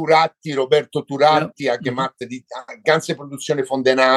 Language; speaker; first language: German; non-native, learner; Italian